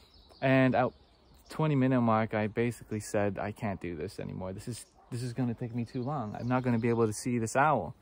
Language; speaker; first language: English; native; English